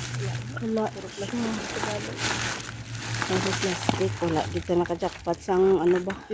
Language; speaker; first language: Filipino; non-native, local second language; Hiligaynon